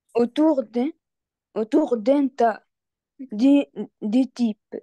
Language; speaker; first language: French; non-native, learner; Arabic